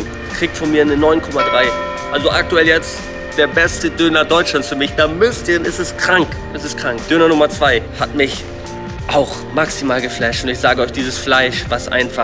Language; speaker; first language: German; native; German